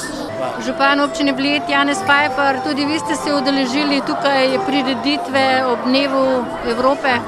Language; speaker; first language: Slovenian; native; Slovenian